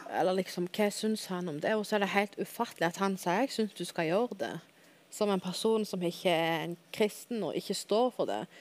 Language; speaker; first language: Norwegian; native; Norwegian